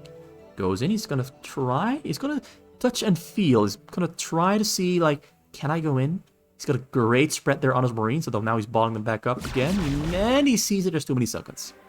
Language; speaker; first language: English; native; English